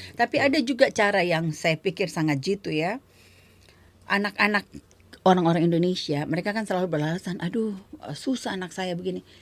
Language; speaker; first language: Indonesian; native; Indonesian